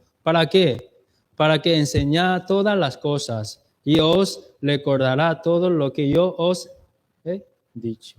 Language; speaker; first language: Spanish; non-native, learner; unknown